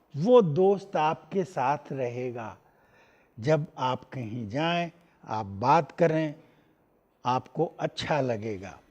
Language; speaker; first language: Hindi; native; Hindi